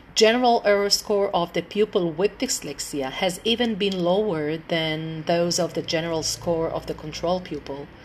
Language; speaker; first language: English; non-native, fluent; Hebrew